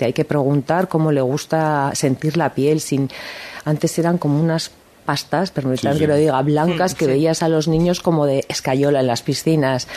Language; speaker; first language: Spanish; native; Spanish